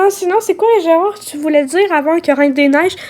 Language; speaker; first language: French; native; French